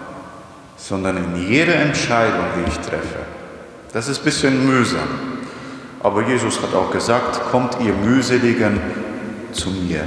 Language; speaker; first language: German; non-native, fluent; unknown